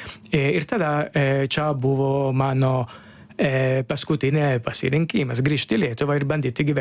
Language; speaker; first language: Lithuanian; non-native, learner; Italian